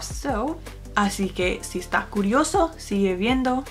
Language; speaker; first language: Spanish; non-native, fluent; English